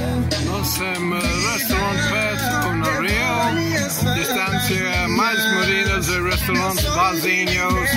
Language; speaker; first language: Portuguese; non-native, learner; English